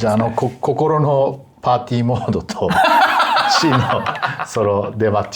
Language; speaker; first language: Japanese; native; Japanese